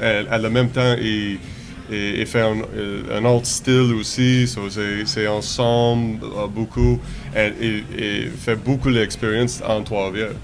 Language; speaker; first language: French; non-native, learner; English